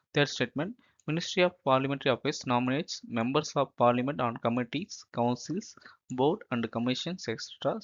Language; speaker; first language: English; non-native, local second language; Tamil